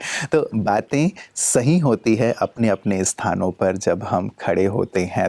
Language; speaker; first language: Hindi; native; Hindi